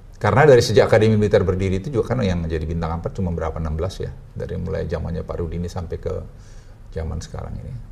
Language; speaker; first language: Indonesian; native; Indonesian